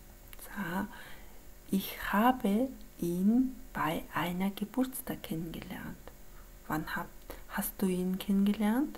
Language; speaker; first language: German; non-native, learner; Mongolian